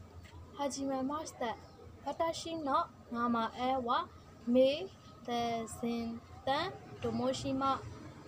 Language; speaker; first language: Japanese; non-native, learner; Burmese